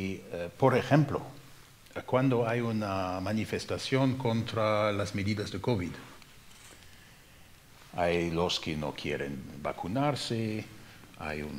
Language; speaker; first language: Spanish; non-native, fluent; German